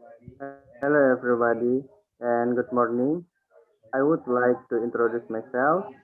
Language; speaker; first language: English; non-native, learner; Indonesian